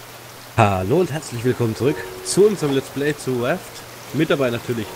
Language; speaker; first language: German; native; German